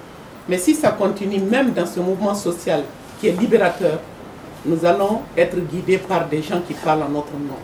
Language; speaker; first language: French; non-native, local second language; Bambara